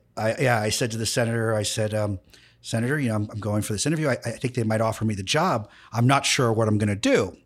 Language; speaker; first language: English; native; English